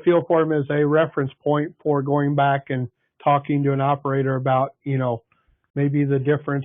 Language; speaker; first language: English; native; English